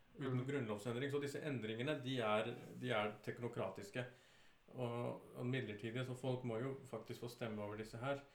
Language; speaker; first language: Norwegian; early bilingual, other home language; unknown